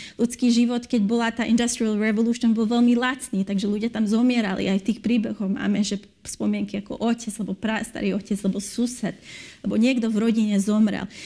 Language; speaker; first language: Slovak; early bilingual, heritage; Slovak